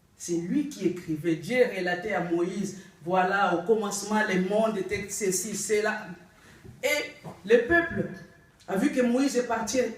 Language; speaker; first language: French; non-native, local second language; Lingala